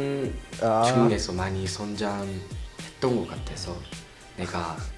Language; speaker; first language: Korean; non-native, learner; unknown